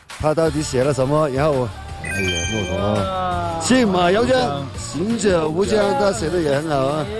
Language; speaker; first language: Chinese; non-native, local second language; Cantonese